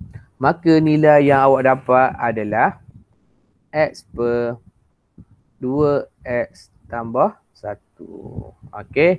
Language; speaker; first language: Malay; native; Malay